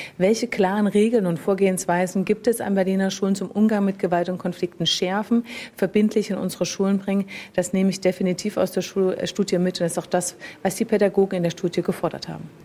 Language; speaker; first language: German; native; German